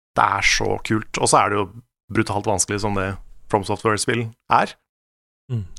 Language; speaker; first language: Norwegian; native; Norwegian